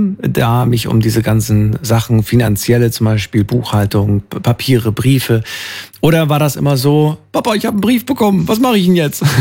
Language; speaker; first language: German; native; German